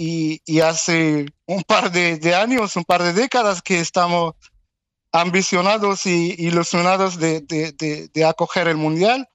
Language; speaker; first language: Spanish; non-native, fluent; Arabic